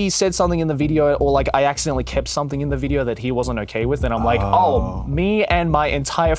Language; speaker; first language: English; non-native, local second language; Japanese